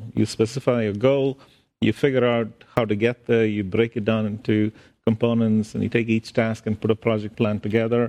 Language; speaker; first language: English; non-native, local second language; Tamil